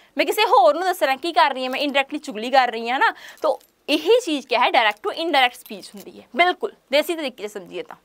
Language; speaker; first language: Hindi; non-native, local second language; Punjabi